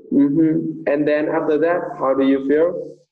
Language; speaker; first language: English; non-native, fluent; Vietnamese